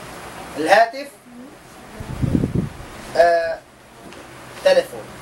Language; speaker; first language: Arabic; non-native, fluent; Tausug